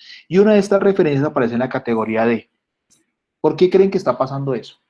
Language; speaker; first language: Spanish; native; Spanish